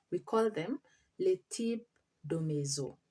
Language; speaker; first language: French; non-native, fluent; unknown